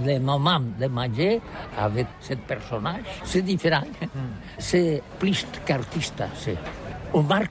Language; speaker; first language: French; non-native, learner; Catalan